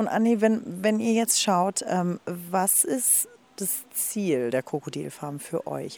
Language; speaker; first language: German; native; German